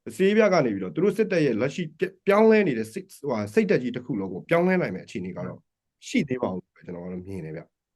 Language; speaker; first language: Burmese; native; Burmese